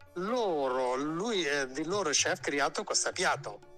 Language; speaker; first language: Italian; non-native, learner; Hindi